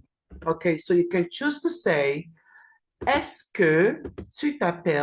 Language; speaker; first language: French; non-native, learner; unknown